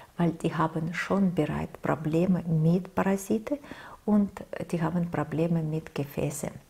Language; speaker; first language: German; non-native, fluent; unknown